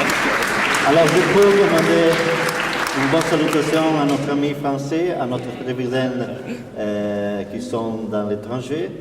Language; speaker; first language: French; non-native, learner; Italian